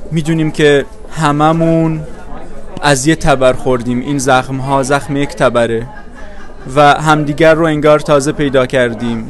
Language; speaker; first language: Persian; native; Persian